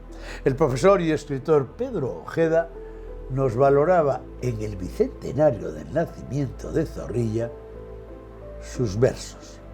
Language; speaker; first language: Spanish; native; Spanish